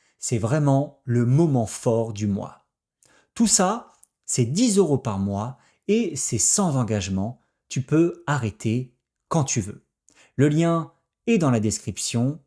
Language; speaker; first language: French; native; French